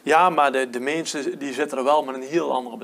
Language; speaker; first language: Dutch; native; Dutch